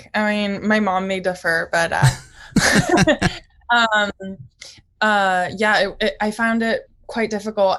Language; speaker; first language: English; early bilingual, other home language; Japanese